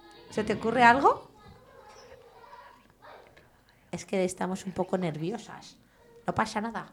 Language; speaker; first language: Spanish; native; Spanish